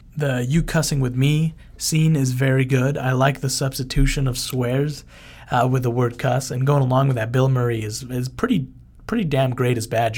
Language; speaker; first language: English; early bilingual, other home language; Spanish